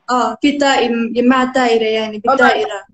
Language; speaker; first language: Arabic; non-native, learner; Turkish